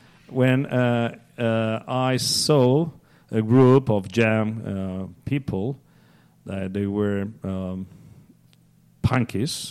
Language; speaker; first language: English; non-native, fluent; Spanish